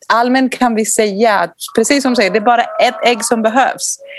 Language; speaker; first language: Swedish; non-native, fluent; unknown